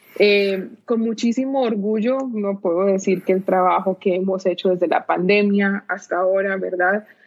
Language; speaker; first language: Spanish; native; Spanish